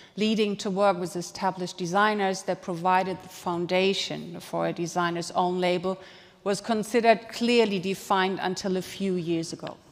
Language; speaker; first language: English; non-native, fluent; German